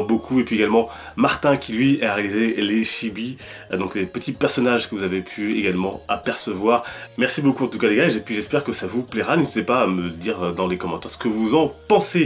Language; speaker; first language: French; native; French